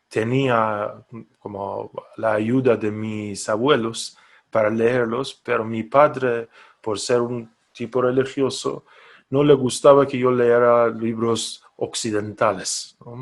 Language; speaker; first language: Spanish; non-native, fluent; Persian